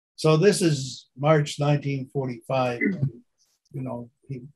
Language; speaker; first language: English; native; English